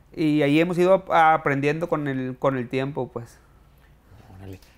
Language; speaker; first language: Spanish; native; Spanish